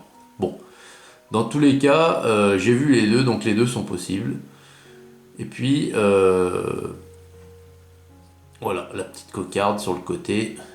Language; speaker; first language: French; native; French